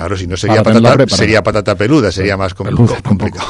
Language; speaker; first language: Spanish; native; Spanish